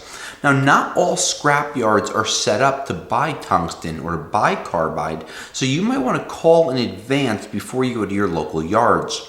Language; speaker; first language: English; native; English